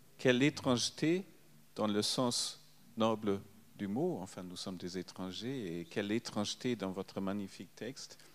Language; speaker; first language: French; non-native, fluent; German